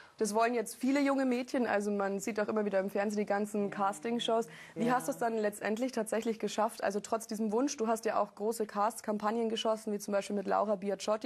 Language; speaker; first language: German; native; German